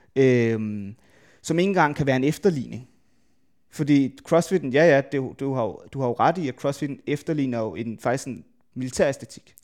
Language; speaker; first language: Danish; native; Danish